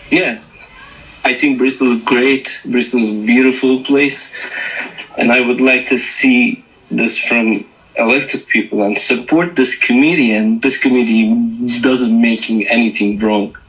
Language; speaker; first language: English; non-native, learner; Turkish